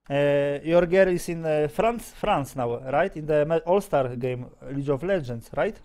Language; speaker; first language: English; non-native, learner; Polish